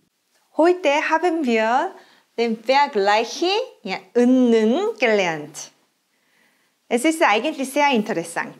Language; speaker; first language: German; non-native, fluent; Korean